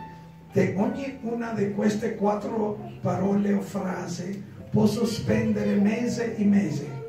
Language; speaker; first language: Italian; non-native, learner; Spanish